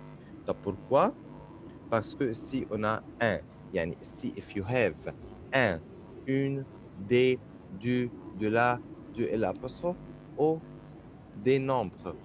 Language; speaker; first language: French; non-native, fluent; Arabic